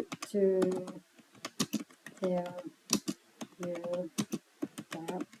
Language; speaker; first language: English; non-native, learner; Thai